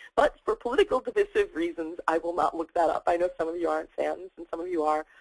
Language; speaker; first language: English; native; English